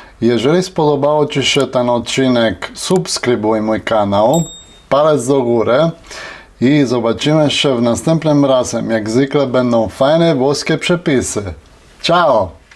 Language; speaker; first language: Polish; non-native, fluent; Italian